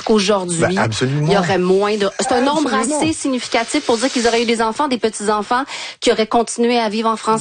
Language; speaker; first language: French; native; French